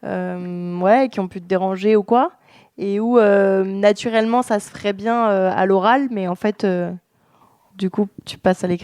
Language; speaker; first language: French; native; French